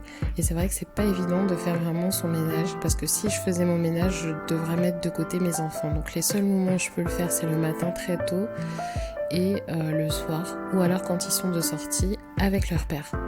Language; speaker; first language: French; native; French